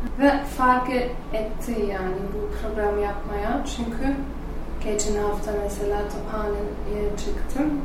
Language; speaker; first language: Turkish; non-native, learner; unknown